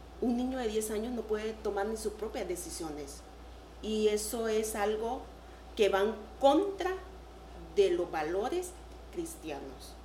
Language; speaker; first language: Spanish; native; Spanish